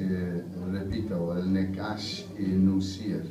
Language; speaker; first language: Spanish; non-native, fluent; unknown